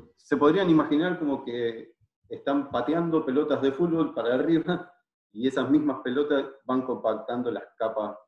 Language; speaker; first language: Spanish; native; Spanish